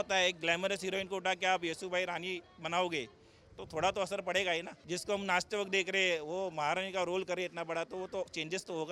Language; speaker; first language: Hindi; native; Hindi